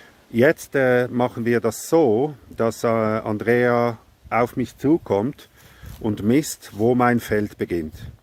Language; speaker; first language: German; native; German